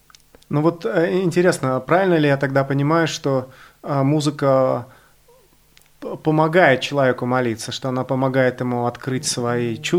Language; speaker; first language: Russian; native; Russian